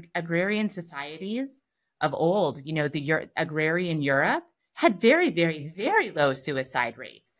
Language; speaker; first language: English; native; English